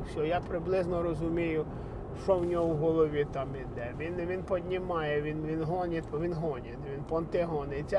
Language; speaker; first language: Ukrainian; native; Ukrainian